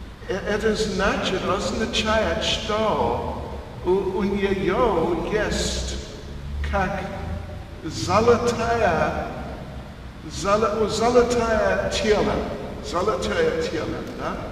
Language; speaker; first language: Russian; non-native, learner; English